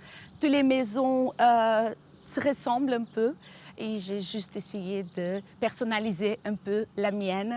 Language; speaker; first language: French; non-native, fluent; Portuguese